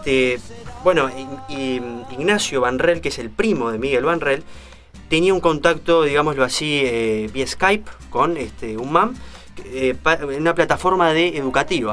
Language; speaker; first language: Spanish; native; Spanish